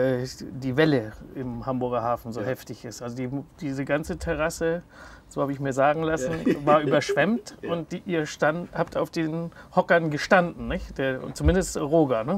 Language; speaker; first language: German; native; German